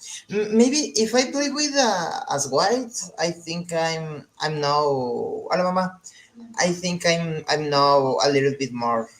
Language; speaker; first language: English; non-native, learner; Spanish